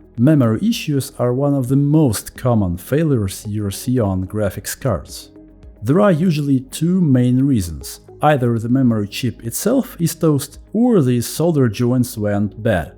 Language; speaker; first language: English; non-native, fluent; Russian